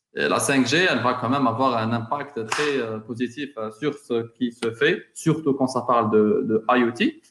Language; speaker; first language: French; non-native, local second language; Arabic